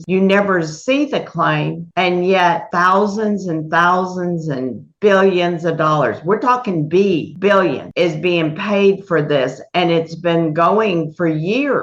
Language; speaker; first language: English; native; English